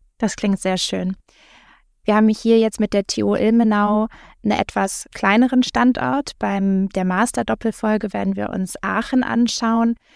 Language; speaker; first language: German; native; German